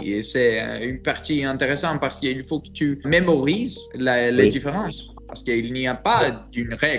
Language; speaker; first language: French; non-native, learner; Greek